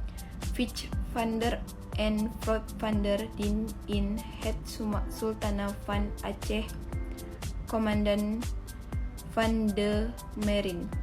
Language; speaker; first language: Dutch; non-native, learner; Indonesian